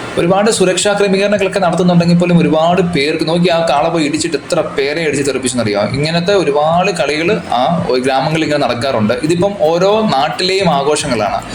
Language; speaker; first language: Malayalam; native; Malayalam